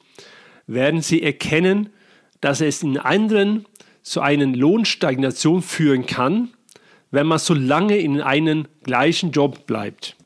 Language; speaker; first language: German; non-native, fluent; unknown